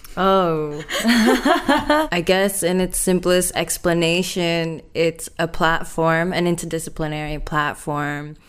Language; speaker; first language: English; non-native, fluent; Indonesian